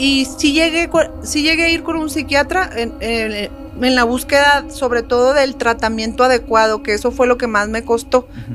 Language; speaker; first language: Spanish; native; Spanish